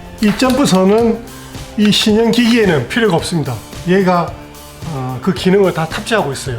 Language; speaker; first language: Korean; native; Korean